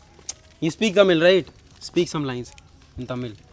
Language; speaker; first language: English; non-native, learner; Hindi